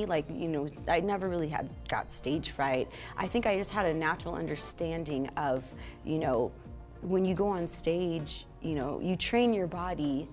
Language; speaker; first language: English; native; English